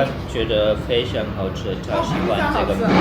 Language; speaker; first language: Chinese; non-native, learner; German